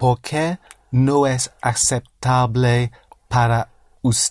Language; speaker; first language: Spanish; non-native, learner; English